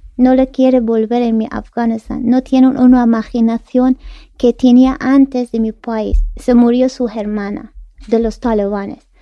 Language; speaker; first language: Spanish; non-native, learner; Persian